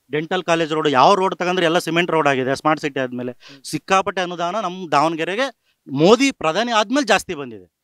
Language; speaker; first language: Kannada; native; Kannada